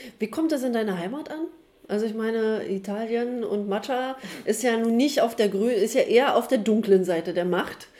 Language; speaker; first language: German; native; German